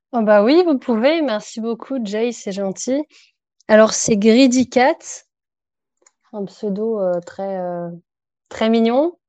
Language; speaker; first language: French; native; French